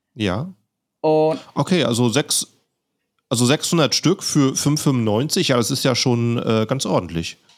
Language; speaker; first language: German; native; German